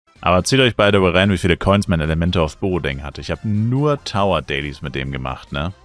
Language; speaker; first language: German; native; German